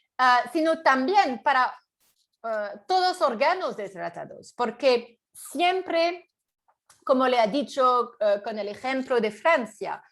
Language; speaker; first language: Spanish; non-native, fluent; French